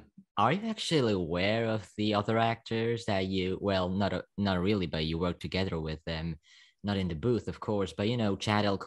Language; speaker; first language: English; non-native, fluent; Slovak